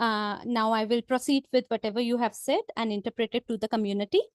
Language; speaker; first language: English; non-native, local second language; Hindi